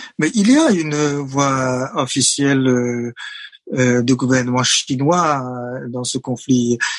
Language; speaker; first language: French; non-native, fluent; Chinese